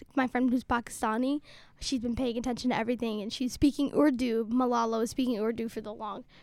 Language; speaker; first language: English; early bilingual, other home language; Somali